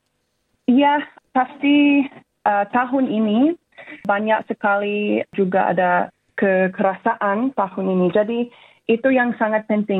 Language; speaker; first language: Indonesian; non-native, fluent; English